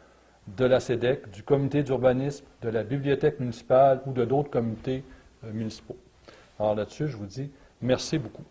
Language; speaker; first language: French; native; French